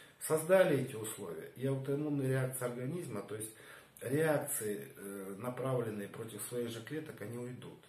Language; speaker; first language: Russian; native; Russian